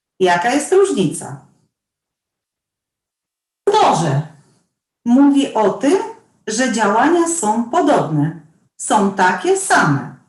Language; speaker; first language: Polish; non-native, fluent; Russian